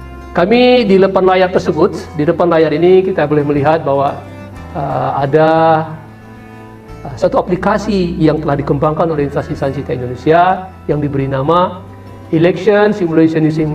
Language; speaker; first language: Indonesian; native; Indonesian